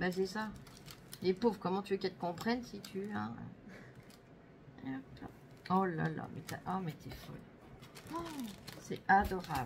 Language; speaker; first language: French; native; French